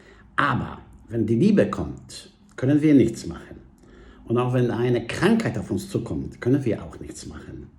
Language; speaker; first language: German; non-native, fluent; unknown